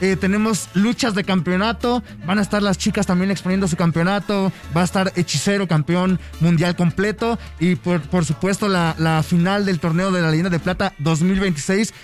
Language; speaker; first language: Spanish; native; Spanish